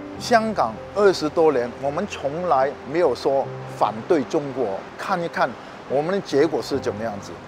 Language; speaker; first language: Chinese; non-native, local second language; Cantonese